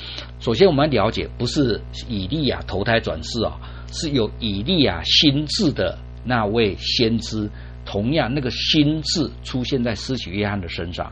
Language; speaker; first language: Chinese; native; Chinese